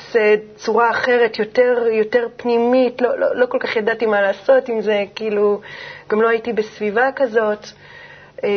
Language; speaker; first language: Hebrew; native; Hebrew